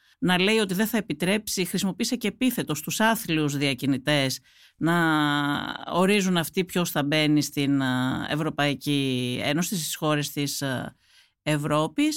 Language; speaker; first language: Greek; native; Greek